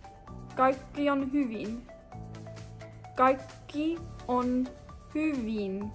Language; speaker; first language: Finnish; non-native, learner; English